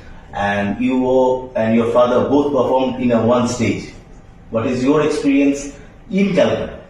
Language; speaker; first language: English; non-native, local second language; Bangla